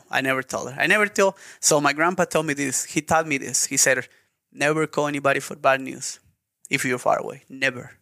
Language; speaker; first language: English; non-native, learner; Spanish